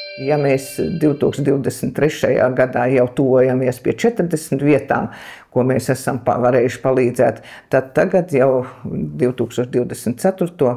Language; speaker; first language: Latvian; native; Latvian